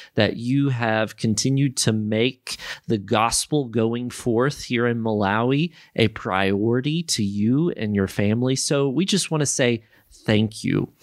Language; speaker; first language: English; native; English